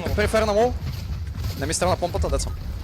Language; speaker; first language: Bulgarian; native; Bulgarian